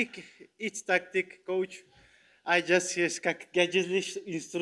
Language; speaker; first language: English; non-native, learner; Turkmen